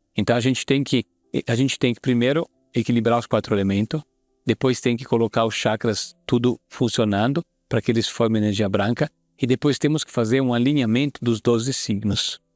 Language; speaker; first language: Portuguese; non-native, fluent; Italian